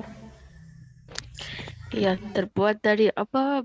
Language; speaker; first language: Indonesian; non-native, learner; Arabic